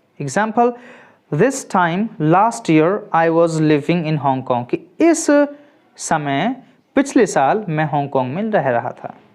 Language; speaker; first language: Hindi; native; Hindi